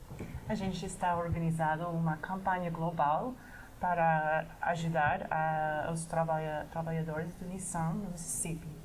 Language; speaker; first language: Portuguese; non-native, fluent; English